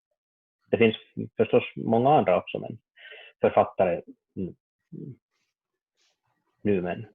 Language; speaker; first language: Swedish; non-native, learner; Finnish